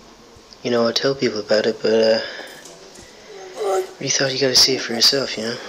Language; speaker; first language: English; native; English